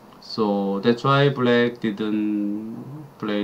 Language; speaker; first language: English; non-native, learner; Korean